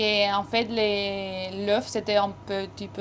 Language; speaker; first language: French; non-native, fluent; Spanish